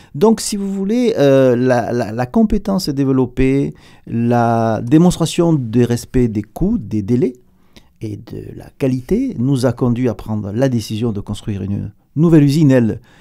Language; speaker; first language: French; native; French